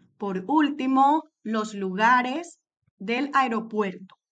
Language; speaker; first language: Spanish; native; Spanish